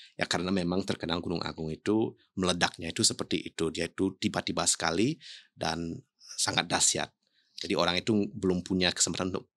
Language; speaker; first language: Indonesian; early bilingual, heritage; Indonesian